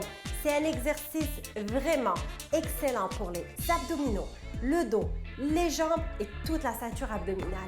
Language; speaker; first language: French; non-native, local second language; Arabic